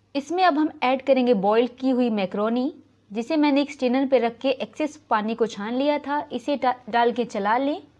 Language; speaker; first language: Hindi; native; Hindi